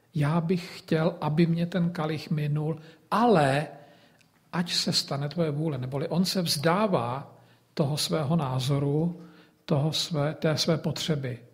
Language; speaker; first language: Czech; native; Czech